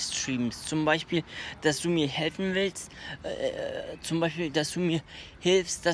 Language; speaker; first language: German; early bilingual, other home language; Turkish